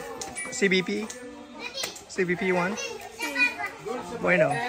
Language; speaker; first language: Spanish; non-native, learner; English